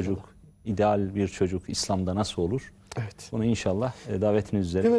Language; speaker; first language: Turkish; native; Turkish